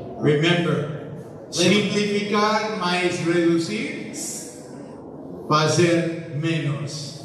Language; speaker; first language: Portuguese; non-native, learner; English